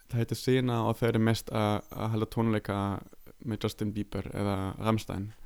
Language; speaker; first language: Icelandic; non-native, fluent; German